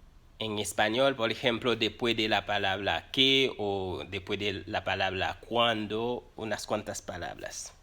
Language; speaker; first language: Spanish; non-native, fluent; Haitian Creole